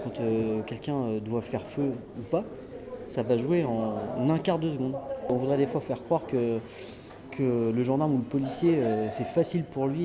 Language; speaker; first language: French; native; French